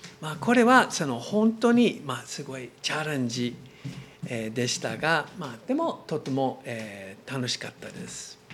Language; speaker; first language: Japanese; non-native, learner; English